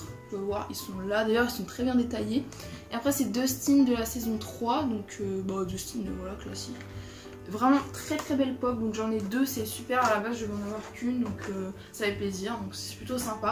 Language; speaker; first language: French; native; French